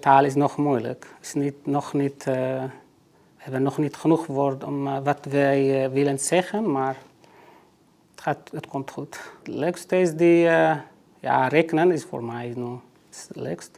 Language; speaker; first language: Dutch; non-native, learner; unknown